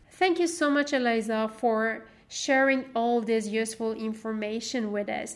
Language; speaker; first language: English; non-native, fluent; Persian